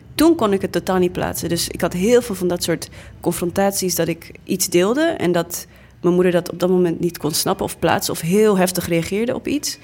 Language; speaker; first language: Dutch; early bilingual, other home language; English